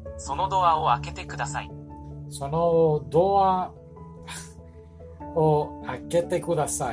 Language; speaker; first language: Japanese; non-native, learner; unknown